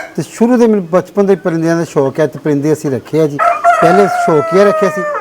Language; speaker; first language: Hindi; non-native, local second language; Punjabi